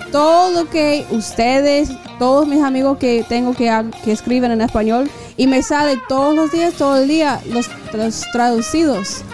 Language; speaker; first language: Spanish; non-native, fluent; English